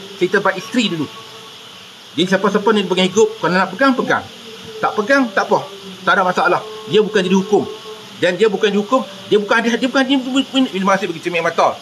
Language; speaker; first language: Malay; native; Malay